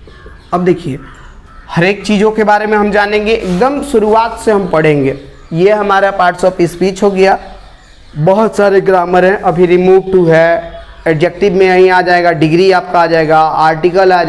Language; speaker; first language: Hindi; native; Hindi